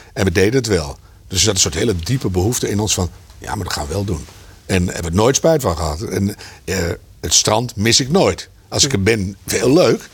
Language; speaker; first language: Dutch; native; Dutch